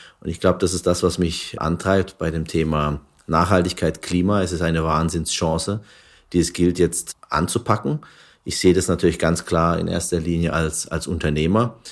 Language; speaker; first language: German; early bilingual, other home language; Turkish